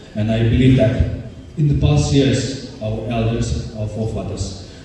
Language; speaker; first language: English; non-native, local second language; Nepali